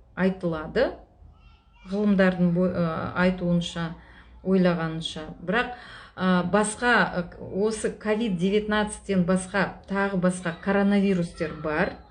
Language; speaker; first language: Kazakh; non-native, local second language; Russian